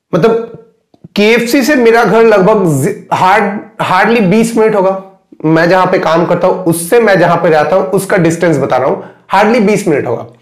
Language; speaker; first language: Hindi; non-native, local second language; Bangla